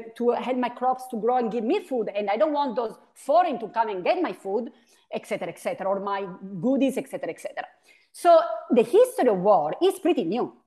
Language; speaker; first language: English; non-native, fluent; Italian